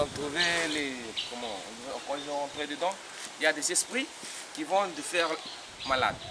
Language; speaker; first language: French; non-native, learner; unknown